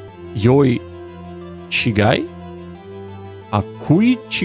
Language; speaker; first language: Japanese; non-native, learner; English